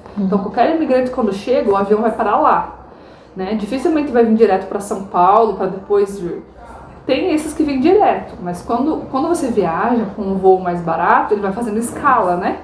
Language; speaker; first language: Portuguese; native; Portuguese